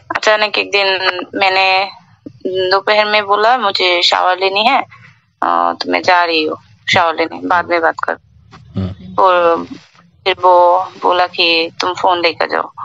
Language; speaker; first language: Hindi; non-native, learner; Bangla